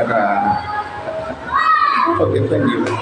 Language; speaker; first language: English; non-native, learner; Indonesian